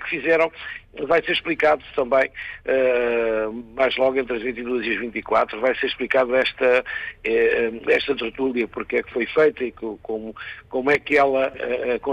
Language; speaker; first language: Portuguese; native; Portuguese